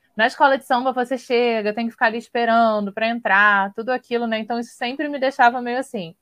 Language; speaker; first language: Portuguese; native; Portuguese